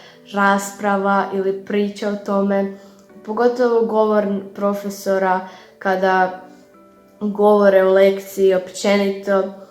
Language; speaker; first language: Croatian; native; Croatian